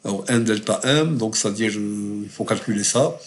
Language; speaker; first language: French; non-native, local second language; Arabic